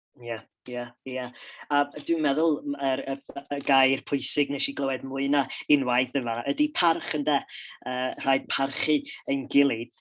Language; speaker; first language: Welsh; non-native, local second language; English